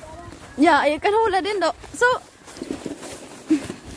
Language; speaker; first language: Swedish; non-native, learner; Cebuano